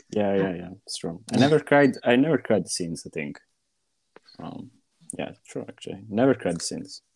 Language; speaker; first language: English; non-native, fluent; Italian